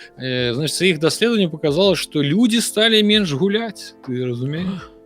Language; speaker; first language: Belarusian; non-native, local second language; Russian